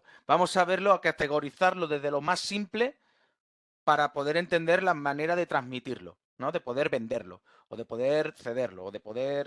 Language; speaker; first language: Spanish; native; Spanish